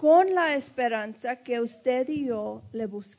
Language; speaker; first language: Spanish; early bilingual, heritage; English